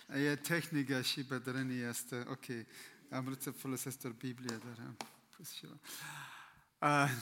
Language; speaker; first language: Romanian; non-native, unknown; German